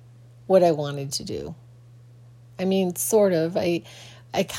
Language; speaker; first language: English; native; English